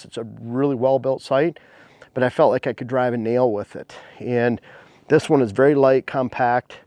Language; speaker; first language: English; native; English